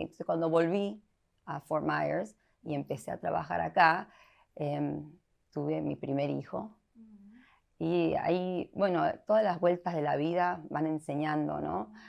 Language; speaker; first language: Spanish; early bilingual, heritage; Spanish